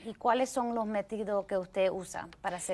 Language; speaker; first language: Spanish; early bilingual, heritage; Spanish